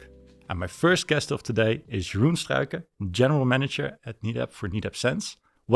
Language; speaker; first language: English; non-native, fluent; Dutch